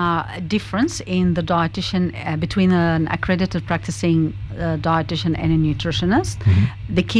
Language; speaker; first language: English; non-native, fluent; Arabic